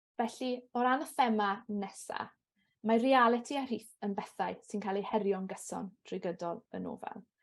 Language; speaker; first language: Welsh; native; Welsh